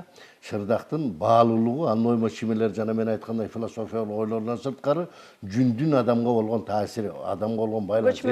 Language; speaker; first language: Kyrgyz; native; Kyrgyz